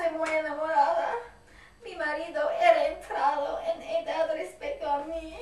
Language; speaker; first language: Spanish; non-native, learner; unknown